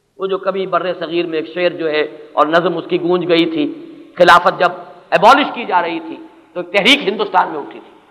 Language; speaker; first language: Urdu; native; Urdu